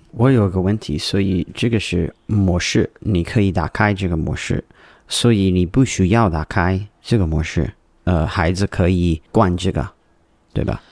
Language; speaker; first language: Chinese; non-native, learner; English